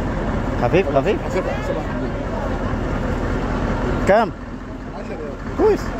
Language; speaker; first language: Arabic; non-native, learner; Bangla